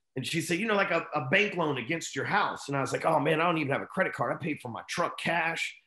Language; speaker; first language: English; native; English